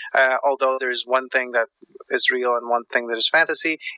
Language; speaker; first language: English; non-native, fluent; German